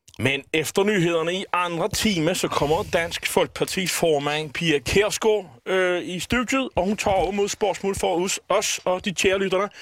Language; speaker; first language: Danish; native; Danish